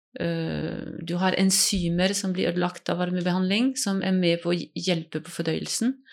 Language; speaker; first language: Norwegian; non-native, fluent; French